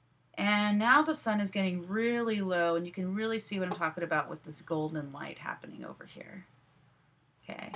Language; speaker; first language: English; native; English